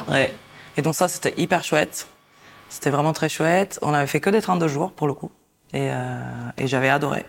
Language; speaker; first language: French; non-native, fluent; Italian